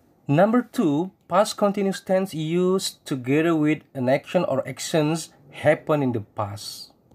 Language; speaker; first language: English; non-native, fluent; Indonesian